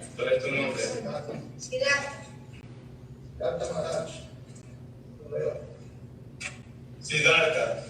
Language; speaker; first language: English; non-native, learner; Spanish